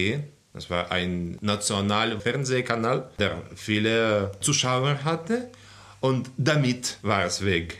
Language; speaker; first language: German; non-native, fluent; Russian